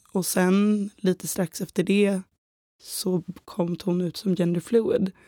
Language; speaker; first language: Swedish; native; Swedish